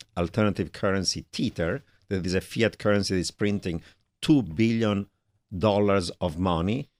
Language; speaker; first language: English; non-native, fluent; Italian